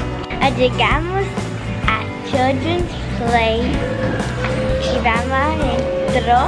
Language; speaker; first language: Spanish; early bilingual, heritage; English